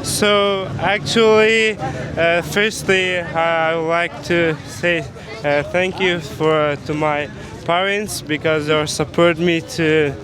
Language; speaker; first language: English; non-native, fluent; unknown